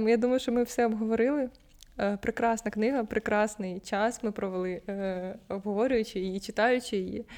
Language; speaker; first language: Ukrainian; non-native, local second language; Russian